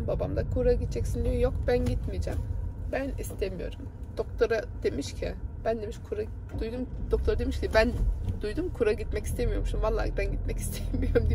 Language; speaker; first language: Turkish; early bilingual, heritage; Turkish